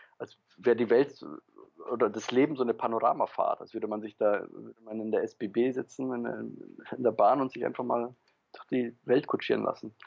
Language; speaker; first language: German; early bilingual, other home language; Polish